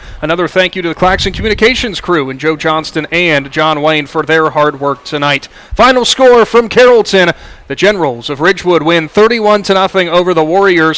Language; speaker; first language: English; native; English